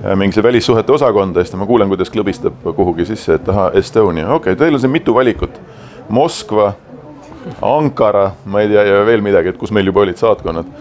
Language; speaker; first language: Estonian; native; Estonian